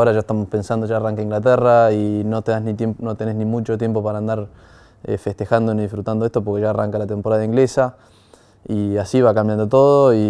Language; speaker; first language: Spanish; native; Spanish